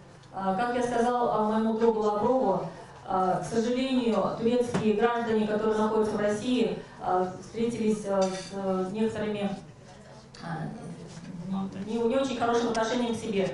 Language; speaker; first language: Russian; native; Russian